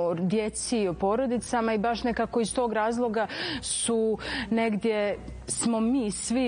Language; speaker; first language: Serbian; native; Serbian